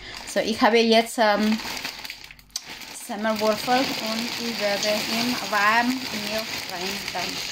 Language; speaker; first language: German; non-native, learner; Indonesian